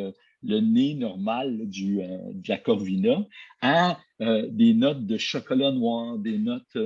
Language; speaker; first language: French; native; French